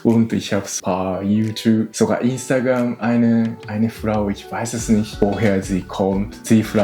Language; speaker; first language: German; non-native, learner; Japanese